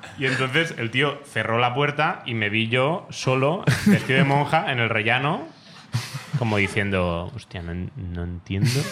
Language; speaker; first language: Spanish; non-native, local second language; Catalan